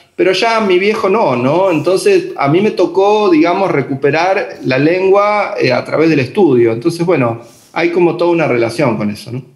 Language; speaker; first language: Spanish; native; Spanish